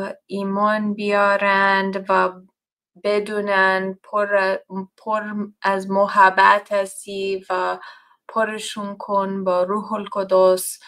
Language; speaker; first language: Persian; non-native, fluent; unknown